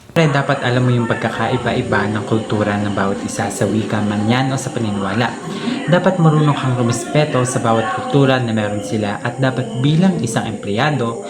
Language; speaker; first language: Filipino; native; Filipino